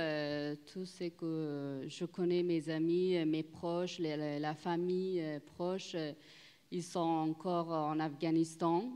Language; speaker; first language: French; non-native, learner; Persian